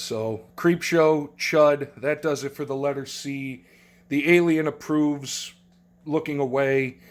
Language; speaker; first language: English; native; English